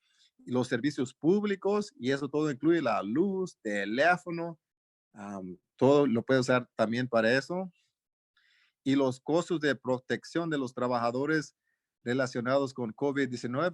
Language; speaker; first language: Spanish; early bilingual, heritage; Spanish